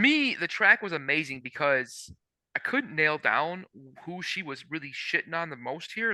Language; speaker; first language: English; native; English